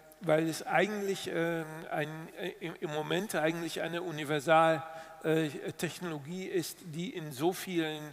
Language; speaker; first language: German; non-native, fluent; Dutch